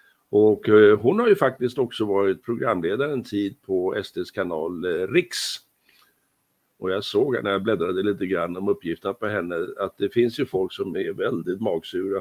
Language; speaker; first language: Swedish; native; Swedish